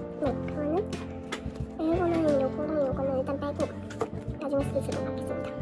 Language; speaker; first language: Korean; native; Korean